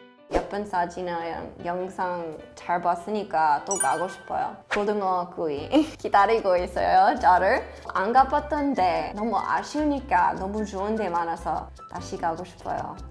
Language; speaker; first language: Korean; non-native, fluent; English